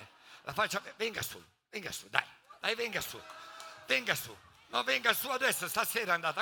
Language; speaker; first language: Italian; native; Italian